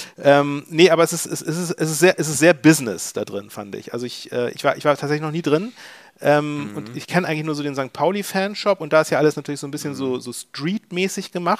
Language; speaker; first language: German; native; German